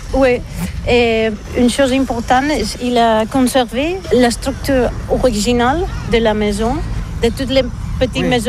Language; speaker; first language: French; non-native, learner; Catalan